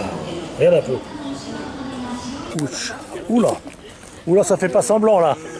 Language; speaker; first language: French; native; French